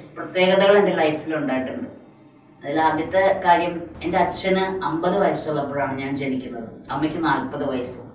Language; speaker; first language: Malayalam; non-native, local second language; Tamil